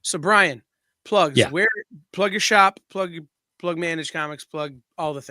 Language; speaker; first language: English; native; English